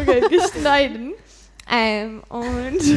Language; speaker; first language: German; non-native, learner; English